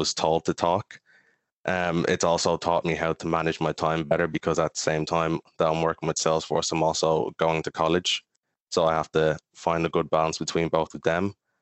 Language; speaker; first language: English; native; English